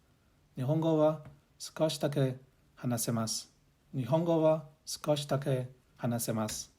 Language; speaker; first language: Japanese; non-native, learner; English